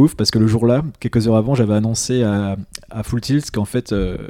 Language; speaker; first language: French; native; French